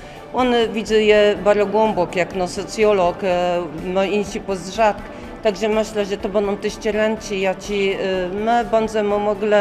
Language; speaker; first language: Polish; non-native, local second language; Kashubian